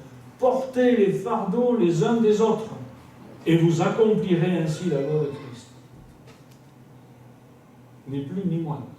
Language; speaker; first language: French; native; French